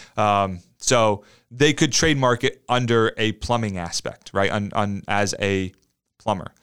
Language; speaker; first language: English; native; English